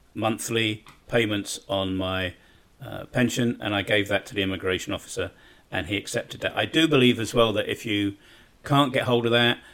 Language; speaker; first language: English; native; English